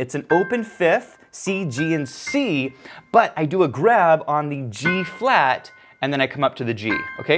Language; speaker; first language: English; native; English